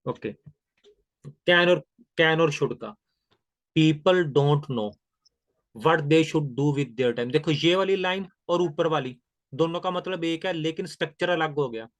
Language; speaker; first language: Hindi; non-native, local second language; Punjabi